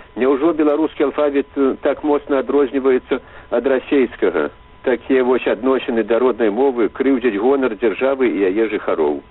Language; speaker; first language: Belarusian; native; Belarusian